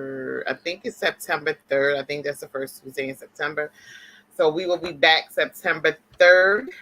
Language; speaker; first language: English; native; English